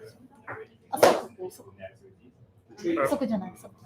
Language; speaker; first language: Japanese; non-native, fluent; Chinese